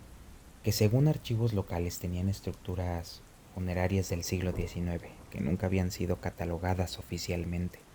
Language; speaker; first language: Spanish; native; Spanish